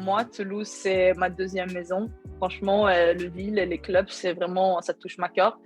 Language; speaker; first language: French; non-native, learner; Swedish